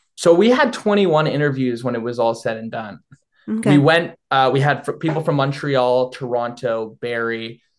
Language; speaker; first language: English; native; English